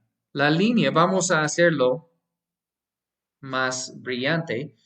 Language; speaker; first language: Spanish; non-native, fluent; English